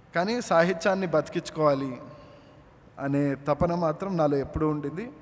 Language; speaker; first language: Telugu; native; Telugu